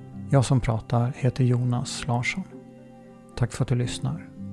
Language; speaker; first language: Swedish; native; Swedish